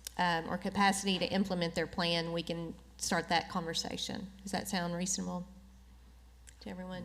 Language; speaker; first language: English; native; English